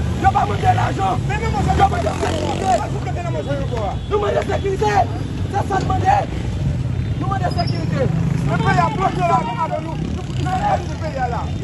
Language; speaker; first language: Haitian Creole; native; Haitian Creole